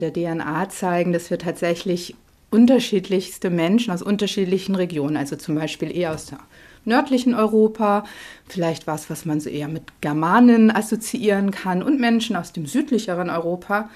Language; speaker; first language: German; native; German